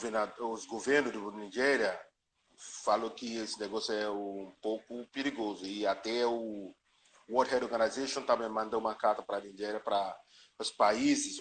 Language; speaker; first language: Portuguese; non-native, learner; Yoruba